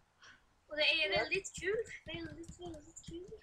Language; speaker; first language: Swedish; native; Swedish